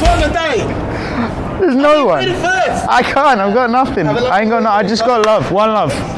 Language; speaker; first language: English; native; English